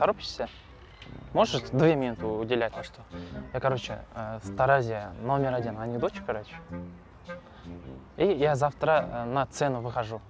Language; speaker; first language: Russian; non-native, local second language; Kazakh